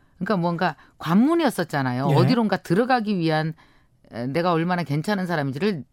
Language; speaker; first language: Korean; native; Korean